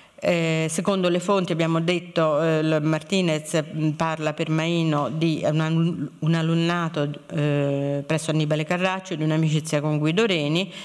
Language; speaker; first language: Italian; native; Italian